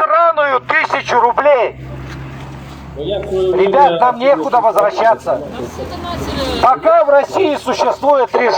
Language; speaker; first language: Russian; native; Russian